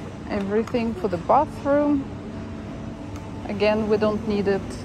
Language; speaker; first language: English; non-native, fluent; Russian